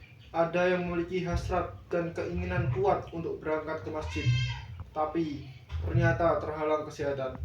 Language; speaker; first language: Indonesian; native; Indonesian